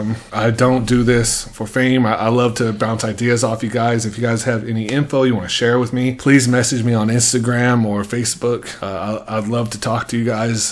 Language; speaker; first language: English; native; English